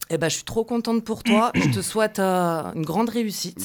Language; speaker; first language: French; native; French